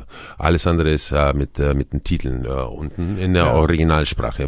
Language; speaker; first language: German; non-native, fluent; Croatian